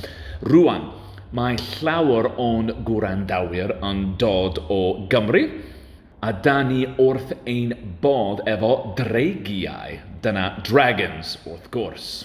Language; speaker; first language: Welsh; non-native, learner; English